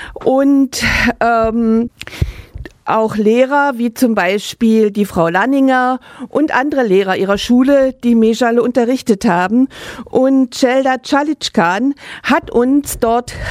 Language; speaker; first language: German; native; German